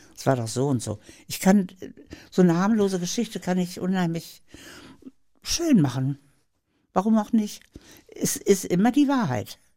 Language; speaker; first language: German; native; German